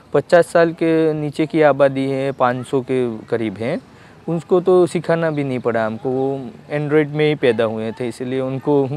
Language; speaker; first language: Hindi; non-native, local second language; Gujarati